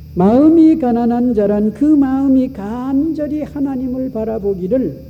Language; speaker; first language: Korean; native; Korean